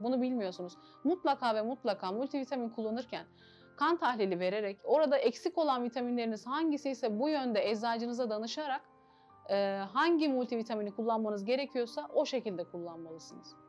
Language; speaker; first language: Turkish; native; Turkish